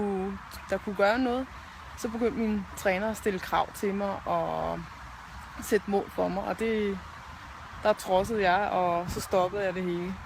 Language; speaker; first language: Danish; native; Danish